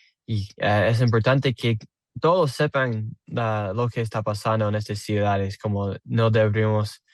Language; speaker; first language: Spanish; non-native, learner; English